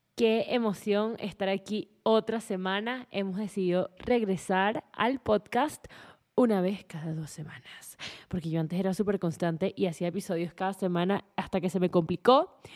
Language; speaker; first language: Spanish; native; Spanish